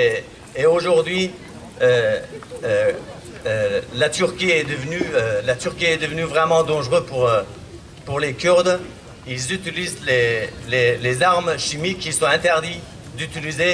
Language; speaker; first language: French; non-native, fluent; Kurdish